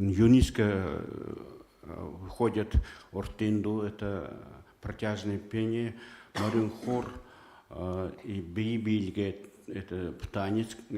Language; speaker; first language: Russian; non-native, fluent; Mongolian